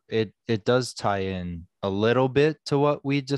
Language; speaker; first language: English; native; English